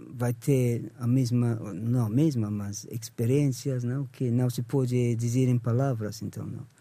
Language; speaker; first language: Portuguese; non-native, learner; English